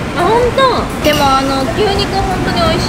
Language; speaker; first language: Japanese; non-native, fluent; Chinese